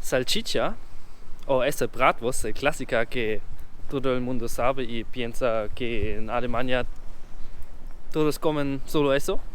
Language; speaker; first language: Spanish; non-native, learner; German